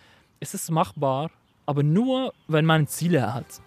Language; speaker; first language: German; non-native, learner; Arabic